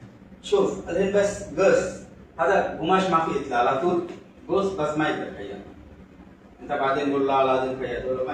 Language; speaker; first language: Arabic; non-native, learner; Bangla